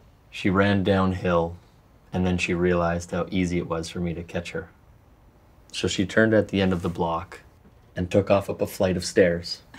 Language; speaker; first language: English; native; English